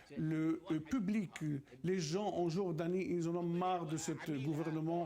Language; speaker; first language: French; non-native, fluent; Arabic